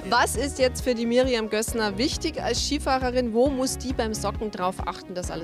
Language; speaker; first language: German; native; German